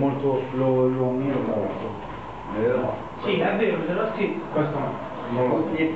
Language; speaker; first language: Italian; non-native, fluent; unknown